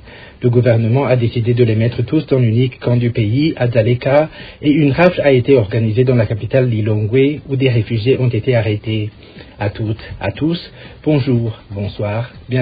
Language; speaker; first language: French; non-native, local second language; Rundi